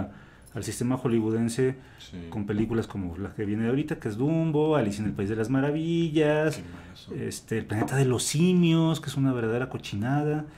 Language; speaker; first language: Spanish; native; Spanish